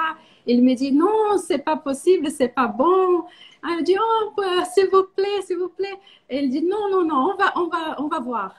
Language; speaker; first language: French; non-native, learner; Portuguese